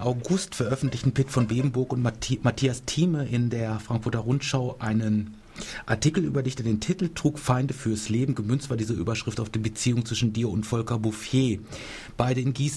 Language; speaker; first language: German; native; German